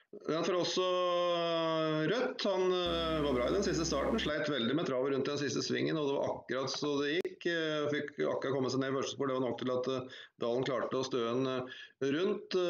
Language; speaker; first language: Norwegian; native; Norwegian